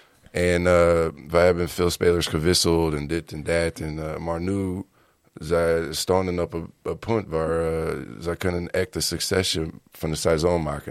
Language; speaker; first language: Dutch; non-native, learner; English